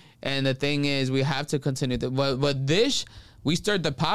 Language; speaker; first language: English; early bilingual, other home language; Spanish